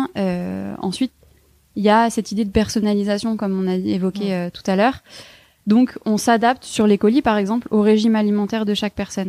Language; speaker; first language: French; native; French